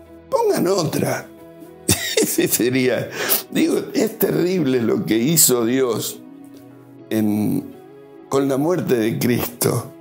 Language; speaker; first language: Spanish; native; Spanish